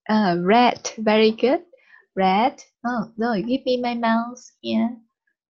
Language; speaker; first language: English; non-native, learner; Vietnamese